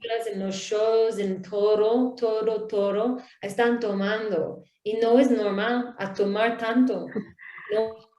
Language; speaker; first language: Spanish; non-native, learner; English